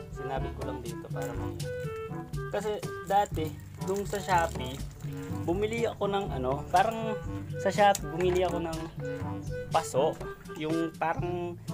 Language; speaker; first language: Filipino; non-native, local second language; Pampanga